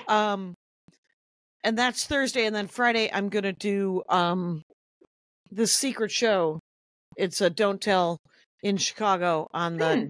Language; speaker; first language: English; native; English